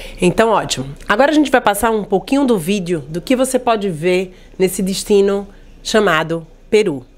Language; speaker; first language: Portuguese; native; Portuguese